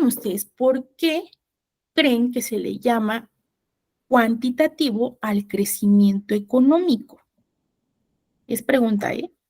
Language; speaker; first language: Spanish; native; Spanish